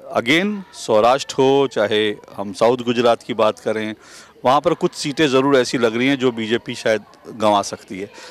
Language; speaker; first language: Hindi; native; Hindi